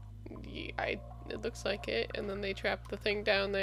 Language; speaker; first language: English; native; English